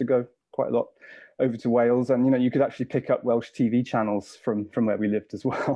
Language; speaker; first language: English; native; English